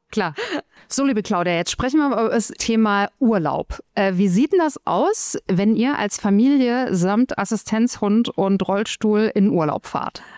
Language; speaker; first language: German; native; German